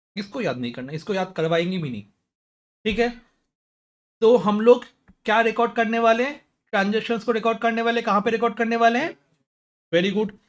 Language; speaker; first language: Hindi; non-native, local second language; Bangla